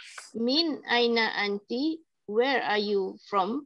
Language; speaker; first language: English; non-native, learner; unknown